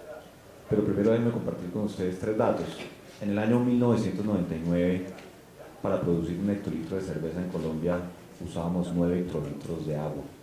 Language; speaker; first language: Spanish; native; Spanish